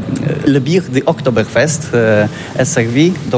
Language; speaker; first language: French; non-native, learner; Polish